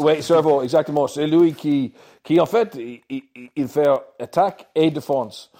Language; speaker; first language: French; non-native, learner; English